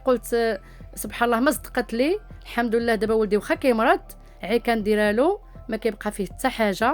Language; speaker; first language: Arabic; native; Arabic